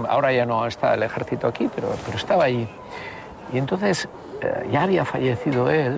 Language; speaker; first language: Spanish; native; Spanish